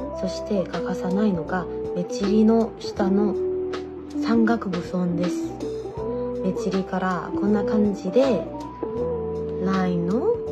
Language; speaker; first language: Japanese; non-native, learner; Thai